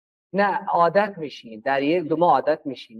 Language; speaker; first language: Persian; non-native, fluent; Urdu